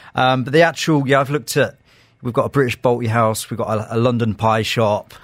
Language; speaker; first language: English; native; English